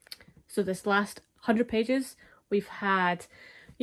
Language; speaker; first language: English; native; English